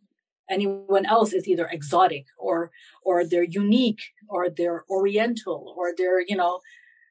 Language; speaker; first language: English; native; English